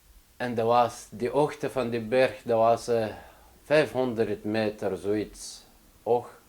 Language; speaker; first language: Dutch; non-native, learner; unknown